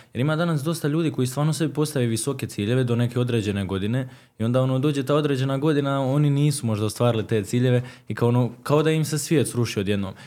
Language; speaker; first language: Croatian; native; Croatian